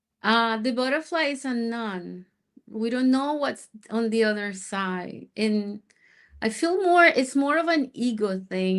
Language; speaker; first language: English; non-native, fluent; Spanish